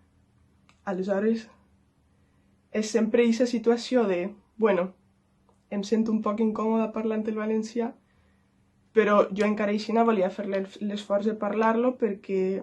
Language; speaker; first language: Catalan; non-native, local second language; Spanish